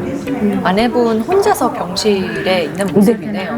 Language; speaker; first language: Korean; native; Korean